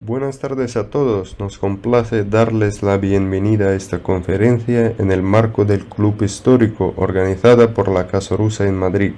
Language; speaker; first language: Spanish; non-native, fluent; Russian